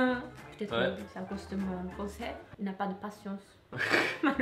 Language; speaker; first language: French; non-native, learner; Japanese